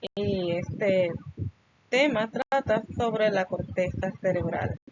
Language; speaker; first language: Spanish; native; Spanish